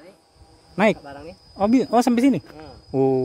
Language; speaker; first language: Indonesian; native; Indonesian